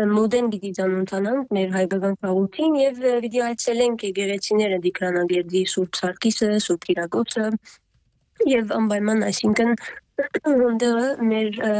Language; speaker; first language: Armenian; early bilingual, heritage; Armenian